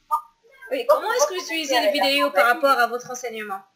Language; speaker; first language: French; non-native, local second language; Arabic